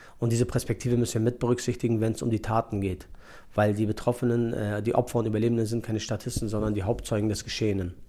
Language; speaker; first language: German; early bilingual, other home language; Turkish